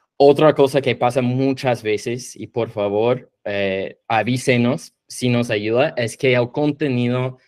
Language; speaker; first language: Spanish; non-native, fluent; English